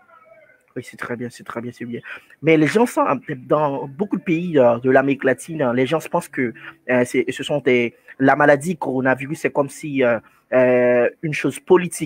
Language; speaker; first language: French; non-native, fluent; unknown